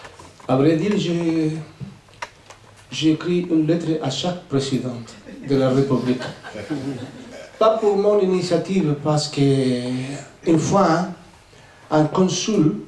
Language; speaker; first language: French; non-native, fluent; Spanish